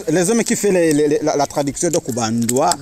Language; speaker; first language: French; non-native, learner; Rundi